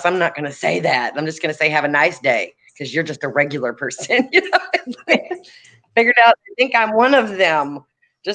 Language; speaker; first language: English; native; English